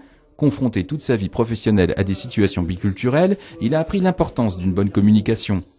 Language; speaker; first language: French; native; French